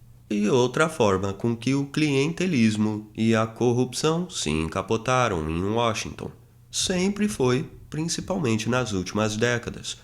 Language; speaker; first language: Portuguese; native; Portuguese